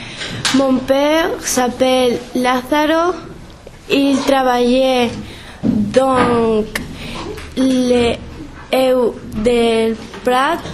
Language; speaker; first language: French; non-native, learner; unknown